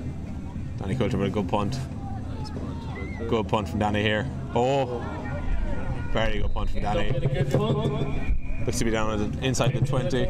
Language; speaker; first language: English; native; English